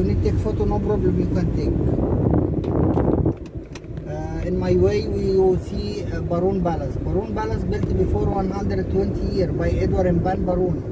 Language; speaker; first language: English; non-native, learner; Arabic